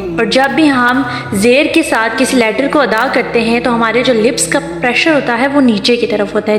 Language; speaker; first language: Urdu; non-native, local second language; Punjabi